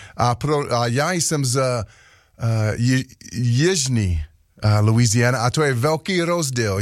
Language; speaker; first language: Czech; non-native, learner; English